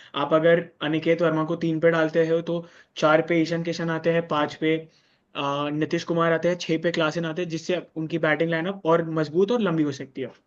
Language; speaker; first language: Hindi; native; Hindi